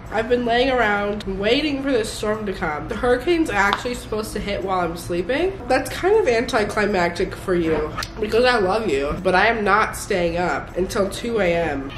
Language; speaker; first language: English; native; English